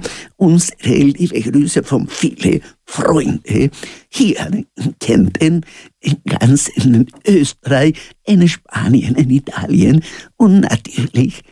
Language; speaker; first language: German; non-native, learner; Spanish